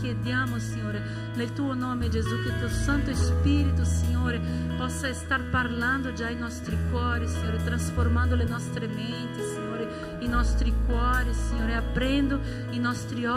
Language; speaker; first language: Italian; non-native, fluent; Portuguese